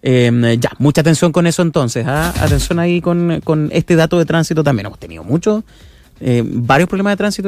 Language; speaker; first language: Spanish; native; Spanish